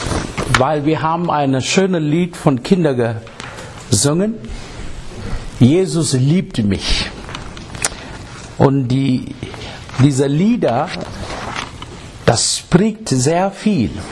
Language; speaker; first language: German; non-native, fluent; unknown